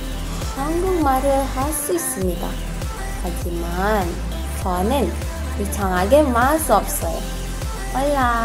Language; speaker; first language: Korean; non-native, learner; Malay